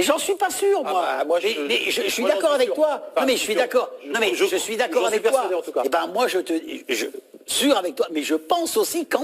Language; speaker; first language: French; native; French